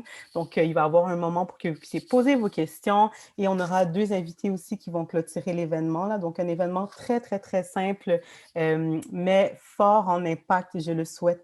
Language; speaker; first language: French; native; French